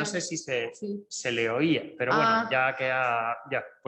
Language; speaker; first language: Spanish; native; Spanish